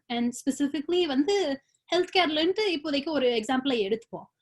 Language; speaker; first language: Tamil; early bilingual, other home language; English